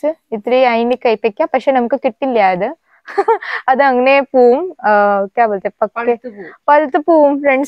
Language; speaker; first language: Malayalam; non-native, learner; Hindi